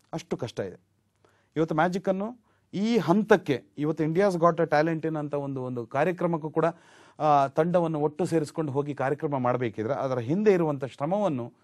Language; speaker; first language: Kannada; native; Kannada